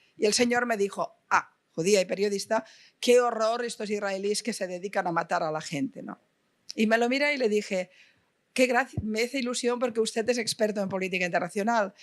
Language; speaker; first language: Spanish; non-native, local second language; Catalan